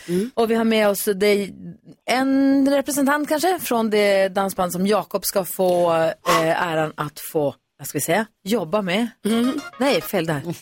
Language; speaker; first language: Swedish; native; Swedish